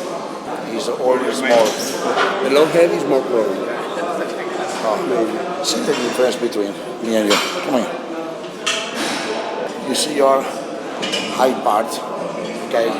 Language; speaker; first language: English; non-native, learner; Italian